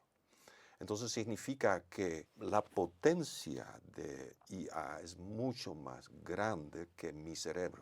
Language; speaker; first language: Spanish; non-native, fluent; Dutch